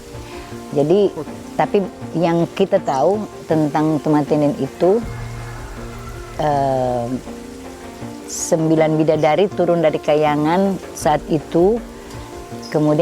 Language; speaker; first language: Indonesian; native; Indonesian